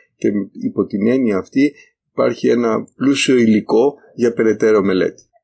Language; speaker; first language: Greek; native; Greek